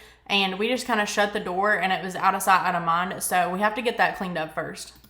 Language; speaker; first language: English; native; English